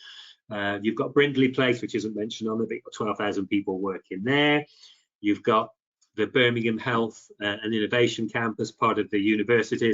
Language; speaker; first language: English; native; English